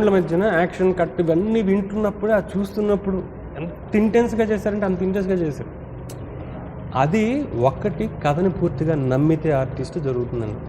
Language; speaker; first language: Telugu; native; Telugu